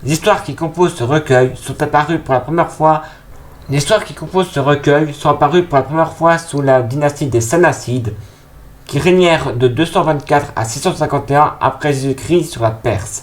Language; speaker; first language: French; native; French